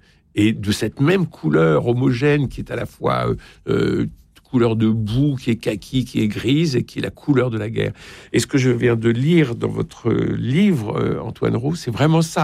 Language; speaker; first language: French; native; French